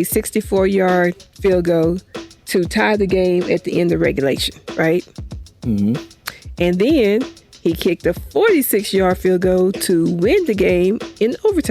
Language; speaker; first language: English; native; English